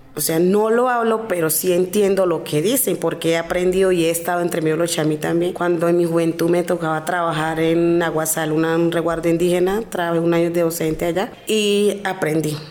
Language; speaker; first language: Spanish; non-native, local second language; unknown